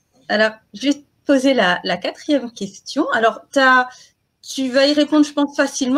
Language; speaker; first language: French; native; French